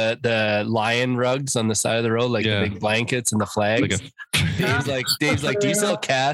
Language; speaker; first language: English; native; English